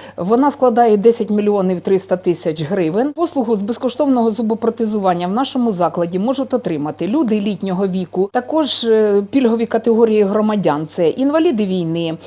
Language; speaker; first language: Ukrainian; native; Ukrainian